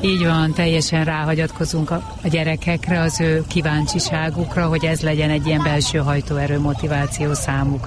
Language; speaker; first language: Hungarian; native; Hungarian